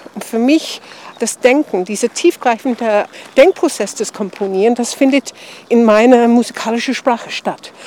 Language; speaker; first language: German; non-native, fluent; English